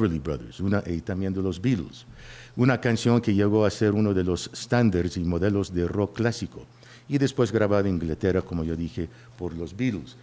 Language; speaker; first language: Spanish; early bilingual, heritage; Spanish